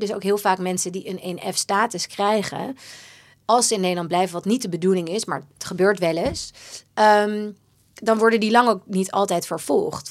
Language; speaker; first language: Dutch; native; Dutch